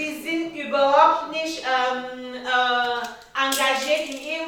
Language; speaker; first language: German; non-native, learner; French